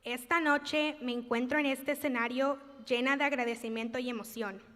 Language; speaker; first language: Spanish; early bilingual, heritage; Spanish